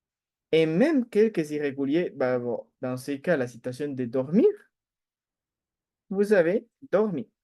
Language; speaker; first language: French; non-native, fluent; Spanish